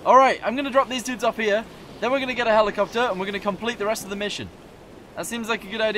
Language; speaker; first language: English; native; English